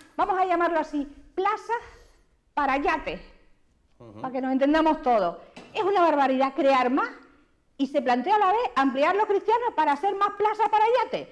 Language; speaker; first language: Spanish; native; Spanish